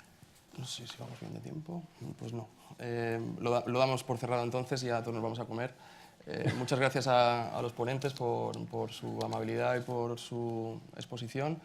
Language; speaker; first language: Spanish; native; Spanish